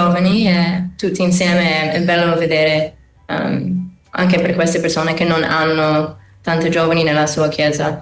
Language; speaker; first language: Italian; non-native, learner; English